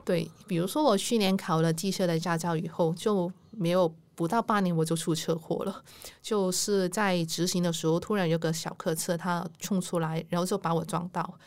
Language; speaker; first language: Chinese; non-native, local second language; Cantonese